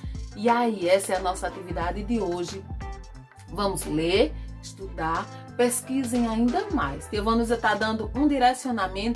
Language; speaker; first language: Portuguese; native; Portuguese